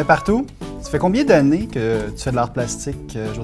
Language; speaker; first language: French; native; French